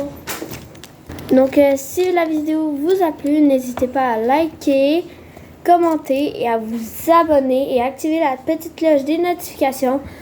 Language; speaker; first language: French; native; French